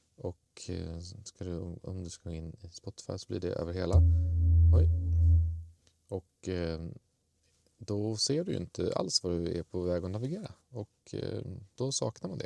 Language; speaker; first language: Swedish; native; Swedish